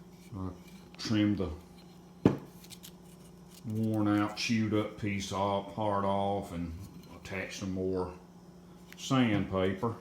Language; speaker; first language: English; native; English